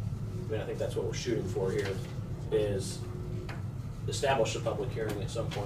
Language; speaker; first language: English; native; English